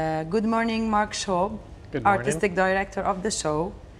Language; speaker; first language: Arabic; native; Arabic